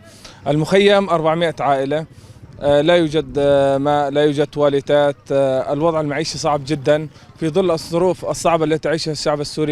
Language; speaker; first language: Arabic; native; Arabic